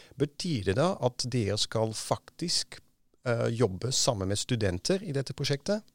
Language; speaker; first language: Norwegian; non-native, fluent; Dutch